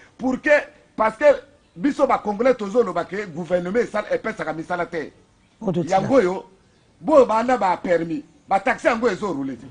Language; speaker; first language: Lingala; native; Lingala